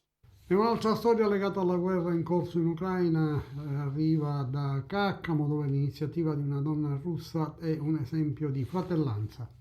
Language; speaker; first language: Italian; native; Italian